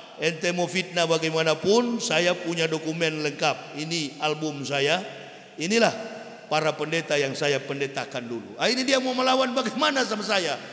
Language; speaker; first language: Indonesian; native; Indonesian